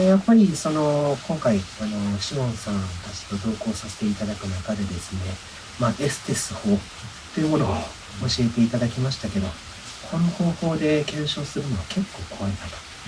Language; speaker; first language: Japanese; native; Japanese